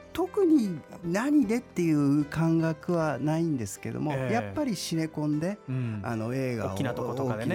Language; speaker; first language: Japanese; native; Japanese